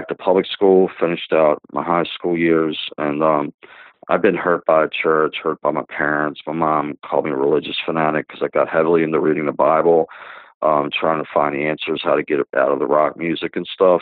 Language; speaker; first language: English; native; English